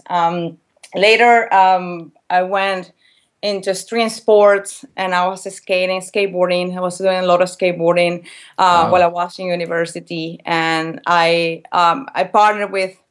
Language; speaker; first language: English; non-native, fluent; Spanish